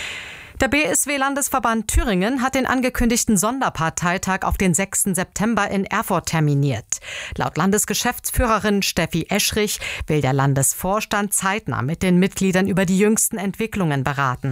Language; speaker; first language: German; native; German